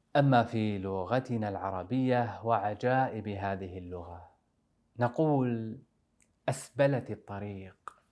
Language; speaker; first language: Arabic; native; Arabic